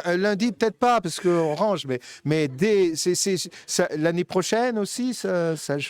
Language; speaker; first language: French; native; French